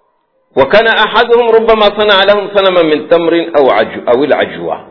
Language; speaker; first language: Arabic; non-native, fluent; Swahili